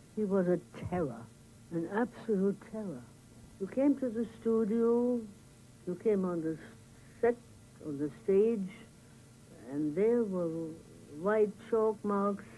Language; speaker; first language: English; non-native, fluent; German